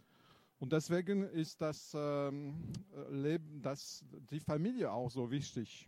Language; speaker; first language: German; non-native, fluent; French